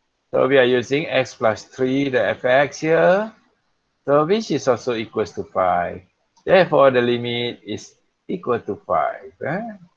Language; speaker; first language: English; non-native, local second language; Malay